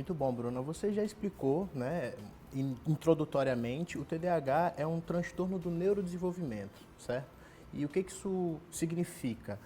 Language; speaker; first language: Portuguese; native; Portuguese